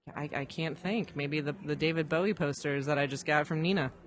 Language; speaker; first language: English; native; English